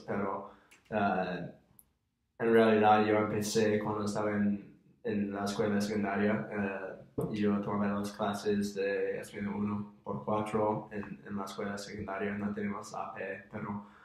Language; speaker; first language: Spanish; non-native, fluent; English